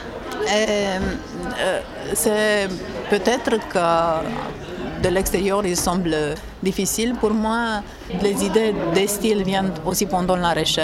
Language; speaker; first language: French; non-native, fluent; Romanian